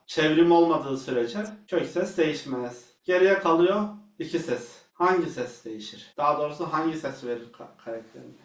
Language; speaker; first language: Turkish; native; Turkish